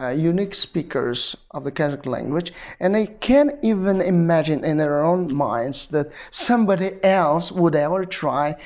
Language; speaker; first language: English; non-native, learner; Kazakh